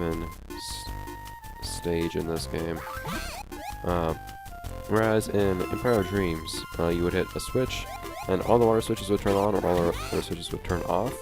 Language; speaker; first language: English; native; English